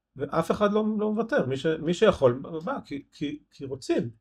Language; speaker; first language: Hebrew; native; Hebrew